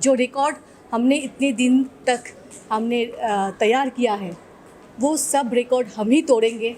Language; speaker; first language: Hindi; non-native, local second language; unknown